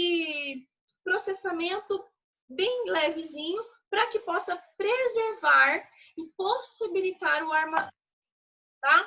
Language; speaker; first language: Portuguese; native; Portuguese